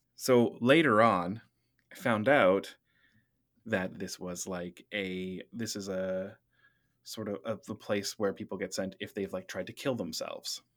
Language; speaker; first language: English; native; English